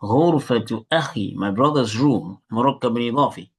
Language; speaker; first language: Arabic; non-native, fluent; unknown